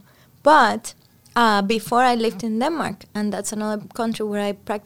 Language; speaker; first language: English; non-native, fluent; Spanish